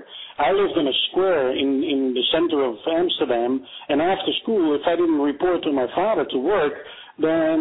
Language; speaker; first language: English; non-native, fluent; Dutch